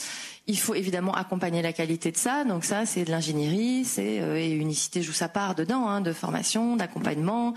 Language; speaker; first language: French; native; French